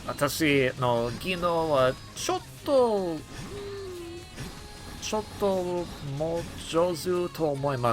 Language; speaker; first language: Japanese; non-native, learner; English